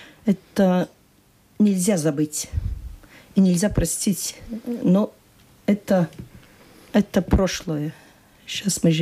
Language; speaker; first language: Russian; non-native, local second language; Latvian